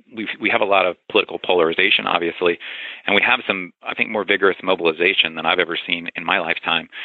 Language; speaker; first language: English; native; English